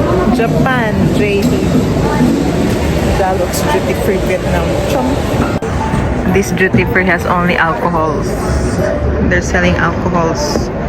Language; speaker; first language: English; non-native, local second language; Filipino